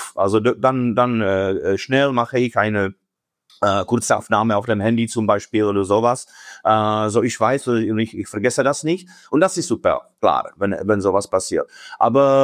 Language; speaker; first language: German; non-native, fluent; Czech